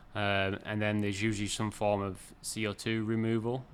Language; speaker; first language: English; native; English